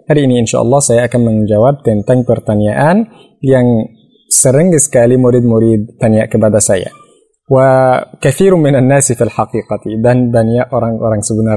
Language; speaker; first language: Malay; non-native, fluent; Arabic